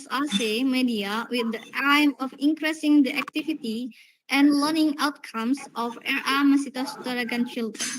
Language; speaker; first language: English; non-native, learner; Indonesian